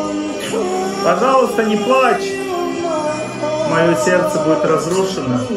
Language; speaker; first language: Russian; native; Russian